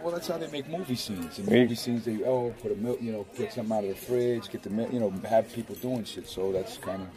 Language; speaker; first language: English; native; English